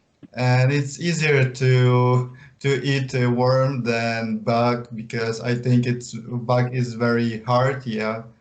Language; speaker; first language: English; non-native, learner; Ukrainian